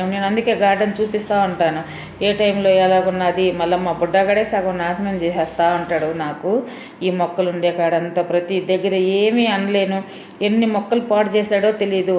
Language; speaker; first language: Telugu; native; Telugu